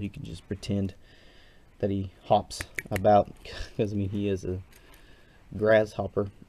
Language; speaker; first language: English; native; English